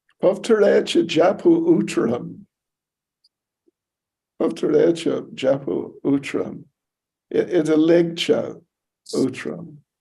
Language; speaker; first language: Russian; non-native, learner; English